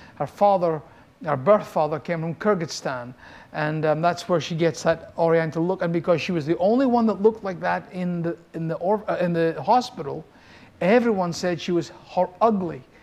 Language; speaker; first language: English; native; English